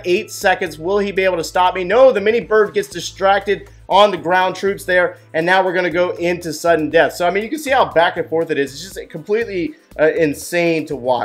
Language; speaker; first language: English; native; English